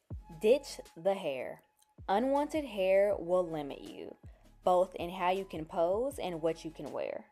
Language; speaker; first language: English; native; English